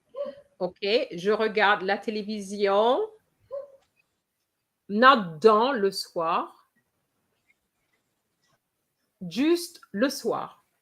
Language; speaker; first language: French; non-native, fluent; English